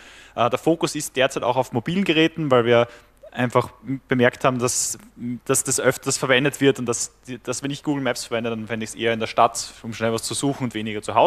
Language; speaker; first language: German; native; German